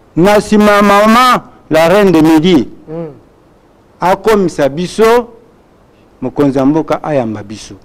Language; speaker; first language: Lingala; non-native, local second language; Luba-Lulua